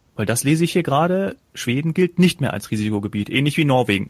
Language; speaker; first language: German; native; German